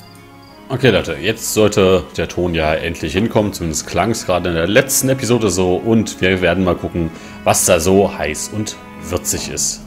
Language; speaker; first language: German; native; German